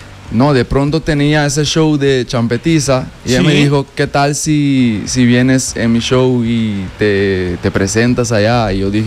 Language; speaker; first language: Spanish; non-native, fluent; Papiamento